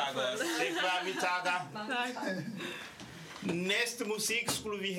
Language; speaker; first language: Danish; early bilingual, other home language; Swahili